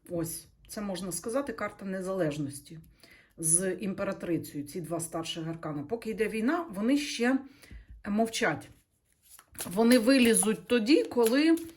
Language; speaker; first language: Ukrainian; non-native, local second language; Russian